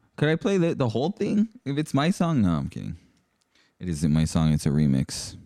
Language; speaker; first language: English; early bilingual, other home language; Spanish